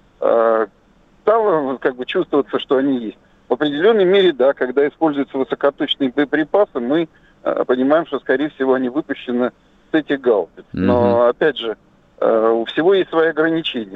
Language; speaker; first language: Russian; native; Russian